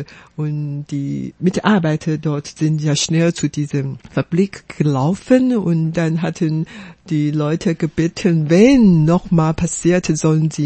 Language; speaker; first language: German; non-native, fluent; Chinese